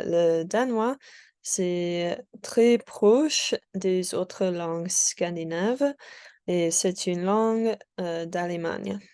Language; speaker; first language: French; non-native, learner; English